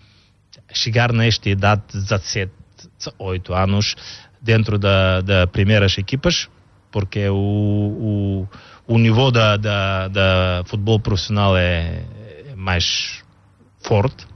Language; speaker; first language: Portuguese; non-native, fluent; Bulgarian